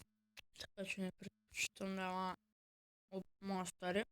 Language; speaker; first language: Bulgarian; native; Bulgarian